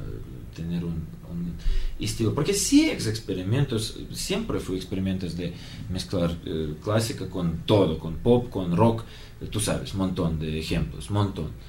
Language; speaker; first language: Spanish; non-native, learner; Russian